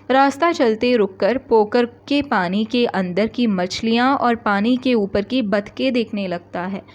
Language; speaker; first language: Hindi; non-native, local second language; Malayalam